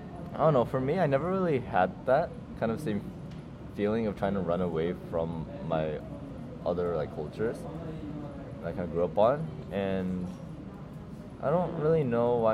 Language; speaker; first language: English; native; English